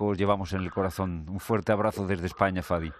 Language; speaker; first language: Spanish; native; Spanish